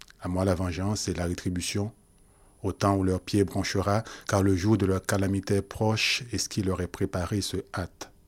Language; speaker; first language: French; non-native, local second language; Haitian Creole